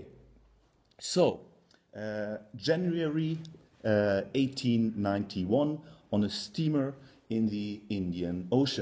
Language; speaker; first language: English; non-native, fluent; German